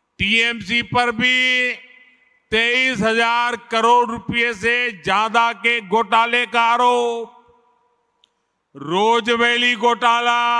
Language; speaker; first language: Hindi; non-native, local second language; Gujarati